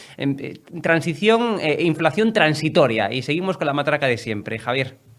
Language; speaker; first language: Spanish; native; Spanish